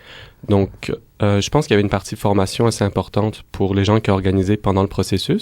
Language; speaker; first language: French; native; French